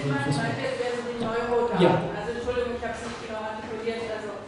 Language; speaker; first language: German; native; German